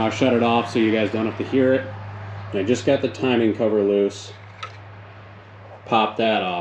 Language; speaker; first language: English; native; English